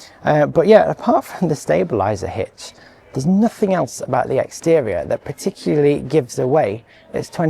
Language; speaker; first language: English; native; English